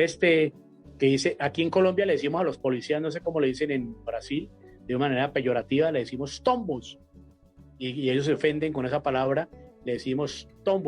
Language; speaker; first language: Spanish; native; Spanish